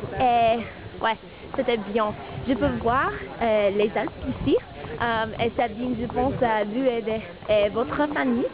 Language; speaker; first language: French; non-native, learner; English